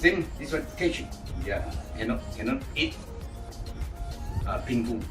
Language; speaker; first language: English; non-native, local second language; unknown